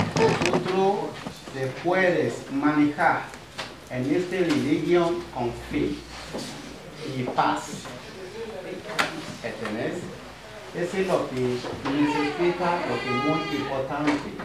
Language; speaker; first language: Spanish; non-native, learner; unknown